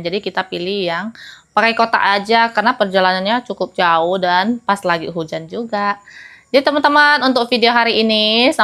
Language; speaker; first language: Indonesian; native; Indonesian